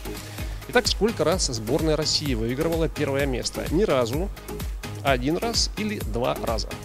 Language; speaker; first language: Russian; native; Russian